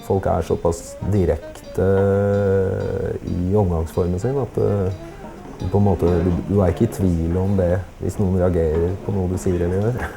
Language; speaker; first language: Norwegian; native; Norwegian